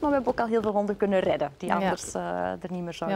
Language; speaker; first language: Dutch; native; Dutch